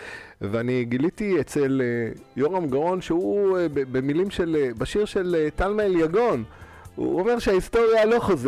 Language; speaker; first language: Hebrew; native; Hebrew